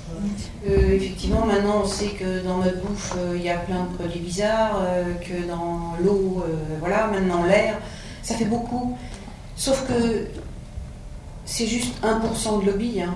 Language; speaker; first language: French; native; French